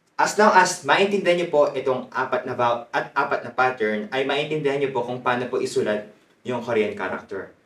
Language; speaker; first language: Filipino; non-native, fluent; Korean